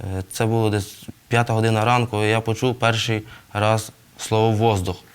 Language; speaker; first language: Ukrainian; native; Ukrainian